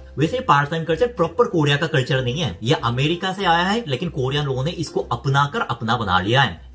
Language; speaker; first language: Hindi; non-native, fluent; Korean